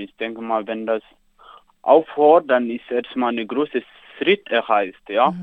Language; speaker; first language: German; non-native, learner; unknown